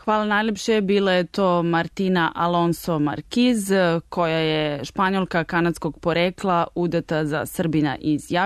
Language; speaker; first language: Serbian; native; Serbian